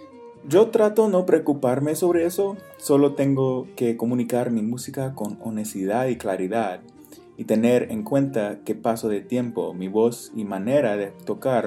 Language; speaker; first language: Spanish; non-native, fluent; English